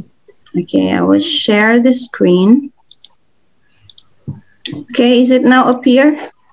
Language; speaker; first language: English; non-native, fluent; Indonesian